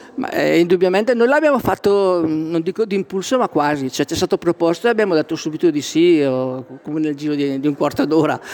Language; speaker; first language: Italian; native; Italian